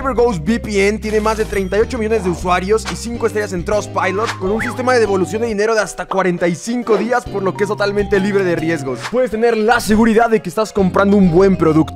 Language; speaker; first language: Spanish; native; Spanish